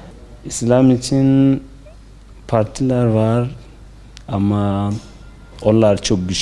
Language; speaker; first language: Turkish; non-native, learner; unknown